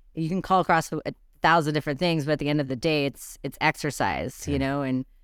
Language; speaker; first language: English; native; English